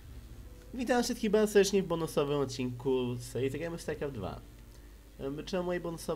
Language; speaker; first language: Polish; native; Polish